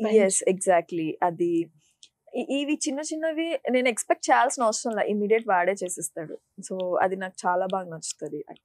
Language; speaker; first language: Telugu; native; Telugu